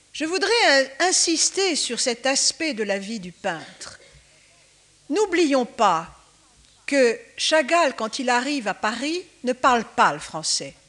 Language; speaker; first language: French; native; French